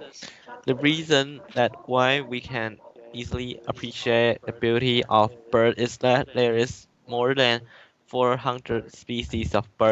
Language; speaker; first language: English; non-native, learner; Chinese